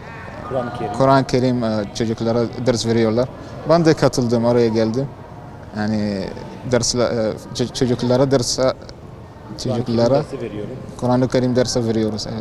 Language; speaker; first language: Turkish; non-native, learner; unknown